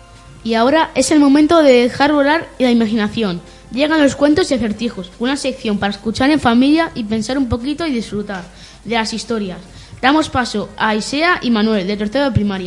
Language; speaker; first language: Spanish; native; Spanish